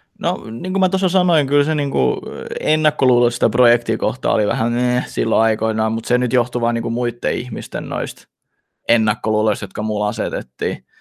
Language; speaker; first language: Finnish; early bilingual, other home language; Russian